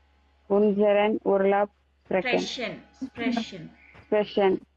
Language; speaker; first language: German; non-native, learner; Tamil